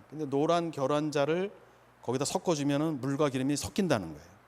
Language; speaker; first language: Korean; native; Korean